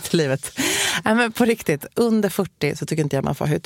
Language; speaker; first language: Swedish; native; Swedish